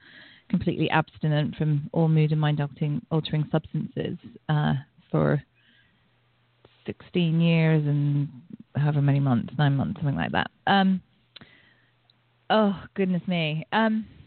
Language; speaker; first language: English; native; English